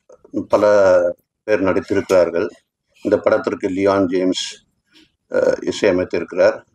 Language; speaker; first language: Tamil; native; Tamil